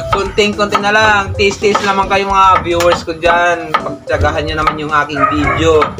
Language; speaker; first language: Filipino; non-native, local second language; Iloko